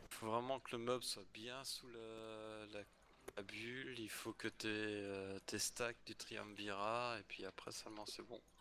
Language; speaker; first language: French; native; French